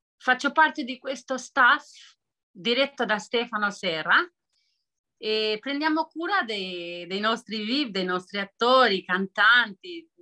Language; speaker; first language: Italian; non-native, fluent; Albanian